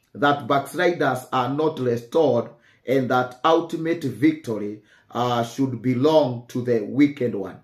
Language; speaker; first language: English; non-native, local second language; Swahili